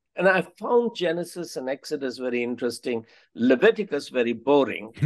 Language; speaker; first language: English; non-native, local second language; Hindi